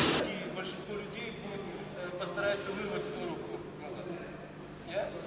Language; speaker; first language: Russian; native; Russian